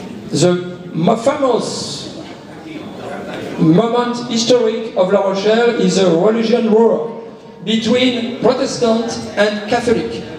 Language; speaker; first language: English; non-native, learner; French